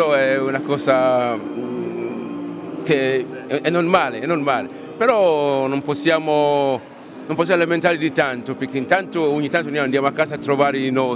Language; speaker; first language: Italian; non-native, fluent; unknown